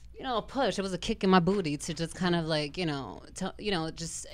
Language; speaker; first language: English; native; English